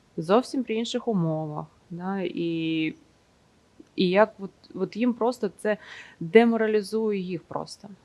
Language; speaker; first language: Ukrainian; non-native, local second language; Russian